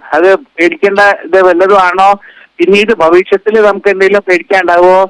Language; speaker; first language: Malayalam; early bilingual, heritage; Malayalam